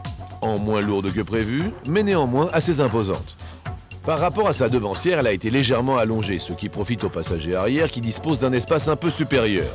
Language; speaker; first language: French; native; French